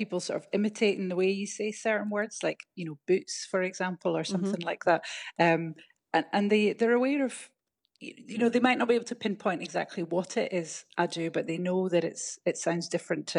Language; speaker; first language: English; native; English